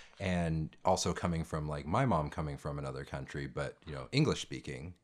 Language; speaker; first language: English; native; English